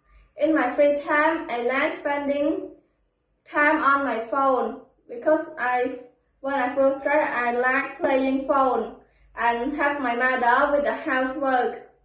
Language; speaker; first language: English; non-native, learner; Khmer